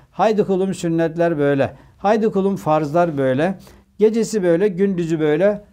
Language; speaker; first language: Turkish; native; Turkish